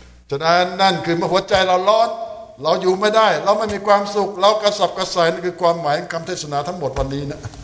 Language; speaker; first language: Thai; native; Thai